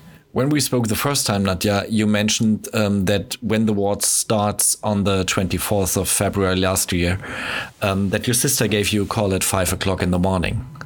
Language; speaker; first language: English; non-native, fluent; German